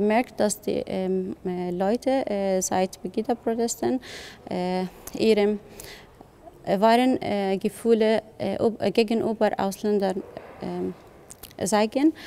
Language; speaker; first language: German; non-native, learner; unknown